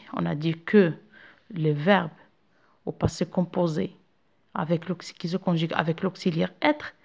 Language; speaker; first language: French; non-native, local second language; Arabic